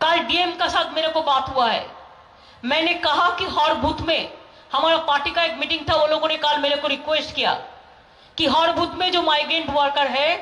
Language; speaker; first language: Hindi; non-native, local second language; Bangla